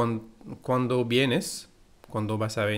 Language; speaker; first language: Spanish; non-native, fluent; French